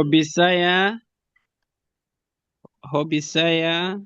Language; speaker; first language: Indonesian; non-native, learner; Nyanja